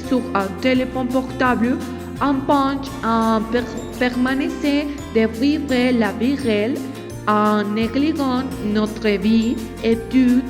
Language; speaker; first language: French; non-native, learner; Spanish